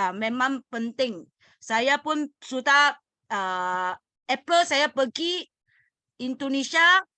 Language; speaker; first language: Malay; non-native, learner; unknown